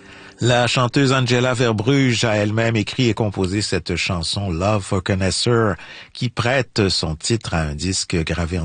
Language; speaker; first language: French; native; French